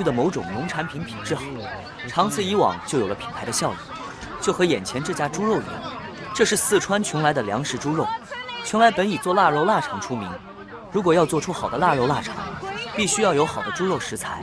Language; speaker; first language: Chinese; native; Chinese